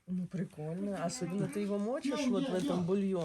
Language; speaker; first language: Russian; native; Russian